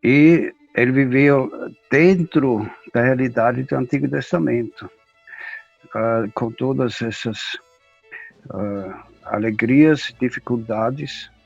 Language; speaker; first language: Portuguese; non-native, fluent; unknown